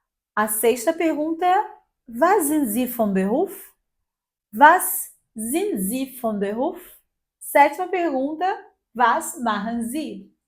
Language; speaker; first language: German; non-native, fluent; Portuguese